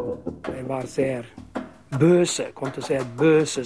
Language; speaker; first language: German; non-native, learner; Norwegian